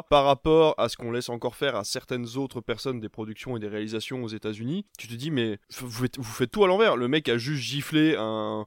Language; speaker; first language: French; native; French